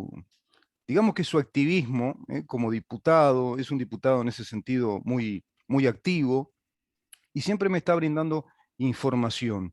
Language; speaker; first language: Spanish; native; Spanish